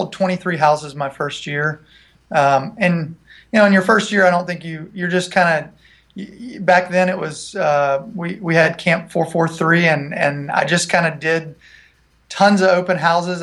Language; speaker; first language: English; native; English